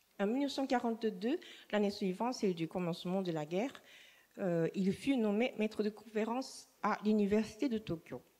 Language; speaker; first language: French; non-native, fluent; Japanese